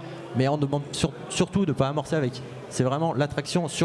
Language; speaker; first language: French; native; French